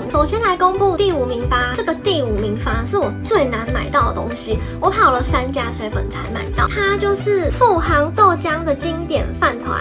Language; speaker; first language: Chinese; native; Chinese